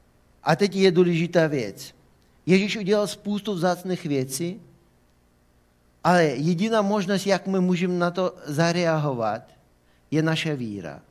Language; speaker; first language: Czech; non-native, fluent; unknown